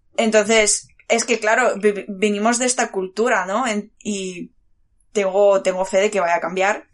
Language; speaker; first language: Spanish; early bilingual, other home language; Bulgarian